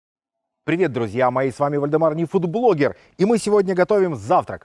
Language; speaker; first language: Russian; native; Russian